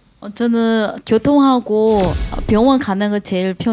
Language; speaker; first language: Korean; non-native, learner; Chinese